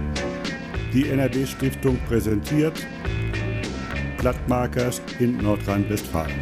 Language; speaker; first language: German; native; German